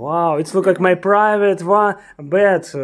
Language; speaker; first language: English; non-native, learner; Russian